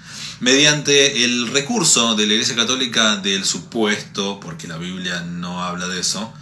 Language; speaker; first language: Spanish; native; Spanish